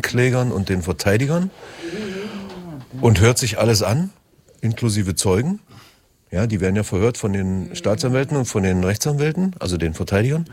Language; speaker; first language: German; native; German